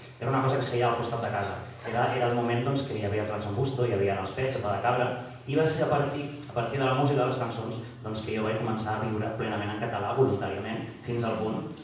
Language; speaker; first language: Catalan; non-native, local second language; Spanish